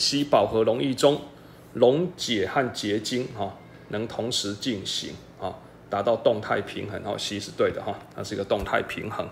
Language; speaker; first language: Chinese; native; Chinese